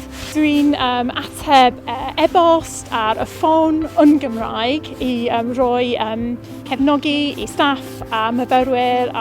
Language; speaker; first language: Welsh; non-native, learner; English